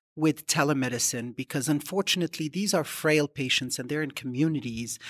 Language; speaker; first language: English; non-native, fluent; Arabic